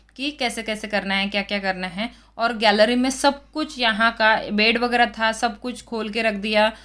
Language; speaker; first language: Hindi; non-native, local second language; Marathi